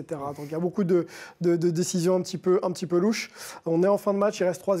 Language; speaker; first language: French; native; French